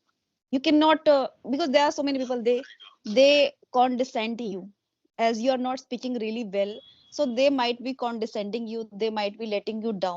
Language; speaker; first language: English; non-native, local second language; Hindi